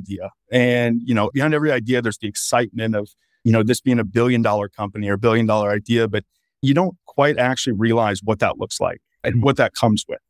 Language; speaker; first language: English; native; English